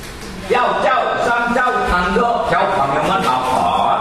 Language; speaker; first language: Chinese; non-native, learner; Korean